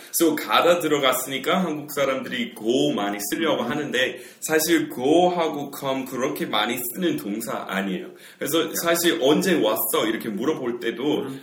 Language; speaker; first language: Korean; non-native, fluent; English